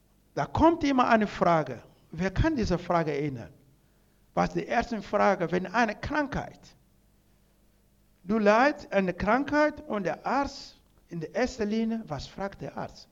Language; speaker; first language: German; non-native, learner; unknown